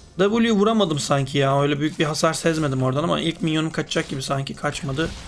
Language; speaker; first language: Turkish; native; Turkish